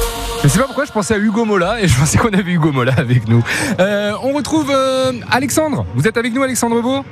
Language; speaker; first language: French; native; French